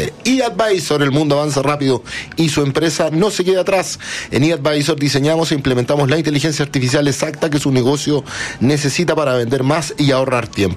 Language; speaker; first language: Spanish; native; Spanish